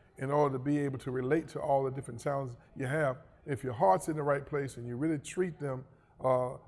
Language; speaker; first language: English; native; English